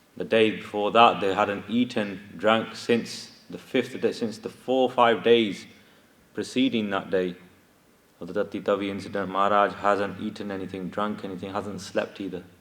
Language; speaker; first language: English; early bilingual, other home language; Punjabi